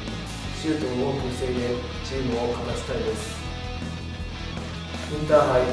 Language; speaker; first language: Japanese; native; Japanese